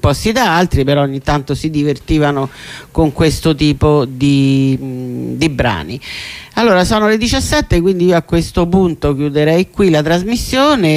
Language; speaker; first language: Italian; native; Italian